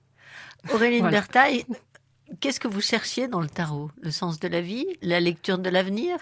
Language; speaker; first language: French; native; French